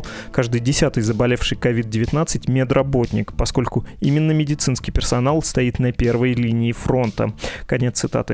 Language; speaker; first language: Russian; native; Russian